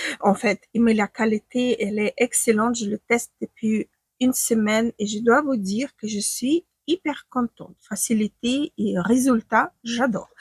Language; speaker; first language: French; non-native, fluent; Ukrainian